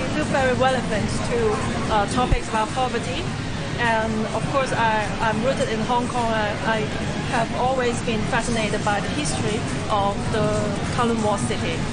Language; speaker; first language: English; non-native, local second language; Cantonese